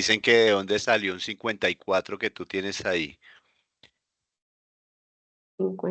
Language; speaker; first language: Spanish; native; Spanish